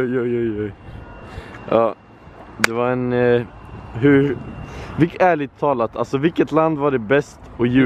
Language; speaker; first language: Swedish; native; Swedish